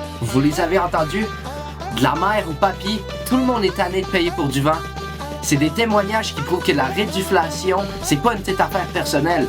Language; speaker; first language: French; native; French